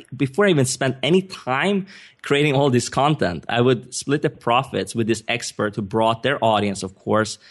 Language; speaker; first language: English; non-native, fluent; Swedish